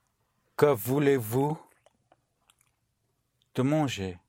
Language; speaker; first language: French; non-native, learner; English